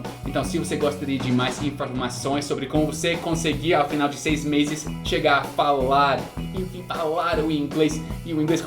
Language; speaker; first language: Portuguese; non-native, fluent; English